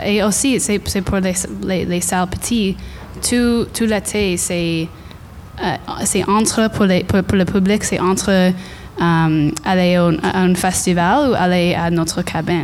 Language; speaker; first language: French; non-native, learner; English